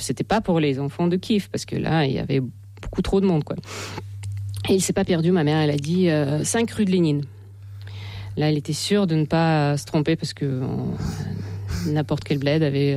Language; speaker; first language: French; non-native, fluent; Russian